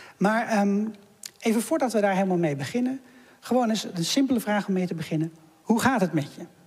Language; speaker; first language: Dutch; native; Dutch